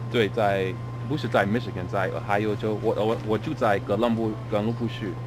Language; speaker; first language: Chinese; non-native, fluent; English